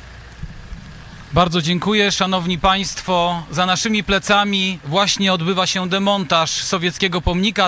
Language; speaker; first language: Polish; native; Polish